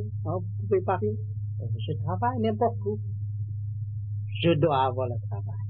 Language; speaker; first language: French; non-native, learner; Vietnamese